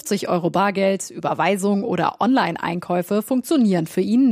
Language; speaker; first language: German; native; German